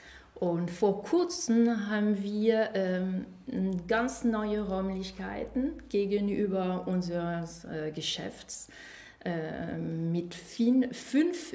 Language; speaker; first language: German; non-native, fluent; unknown